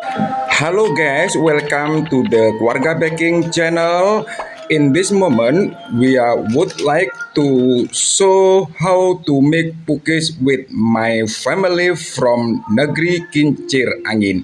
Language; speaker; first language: English; non-native, learner; Indonesian